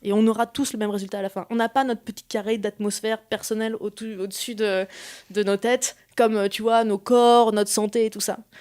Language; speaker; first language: French; native; French